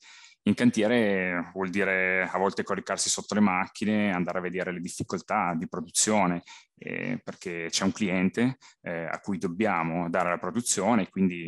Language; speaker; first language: Italian; native; Italian